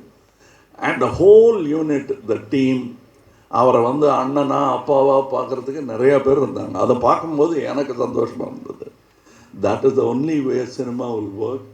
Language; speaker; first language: Tamil; native; Tamil